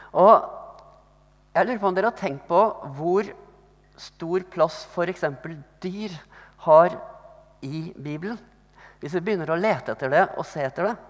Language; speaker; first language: Norwegian; native; Norwegian